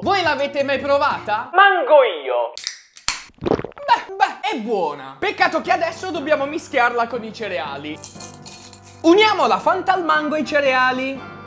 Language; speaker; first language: Italian; native; Italian